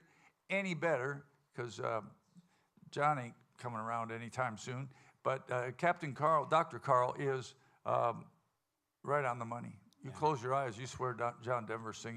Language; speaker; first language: English; native; English